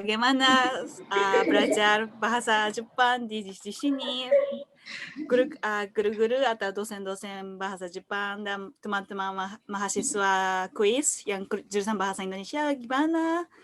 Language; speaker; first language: Indonesian; non-native, fluent; Japanese